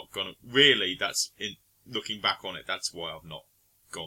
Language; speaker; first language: English; native; English